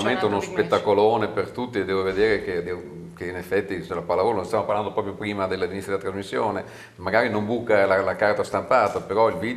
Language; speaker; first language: Italian; native; Italian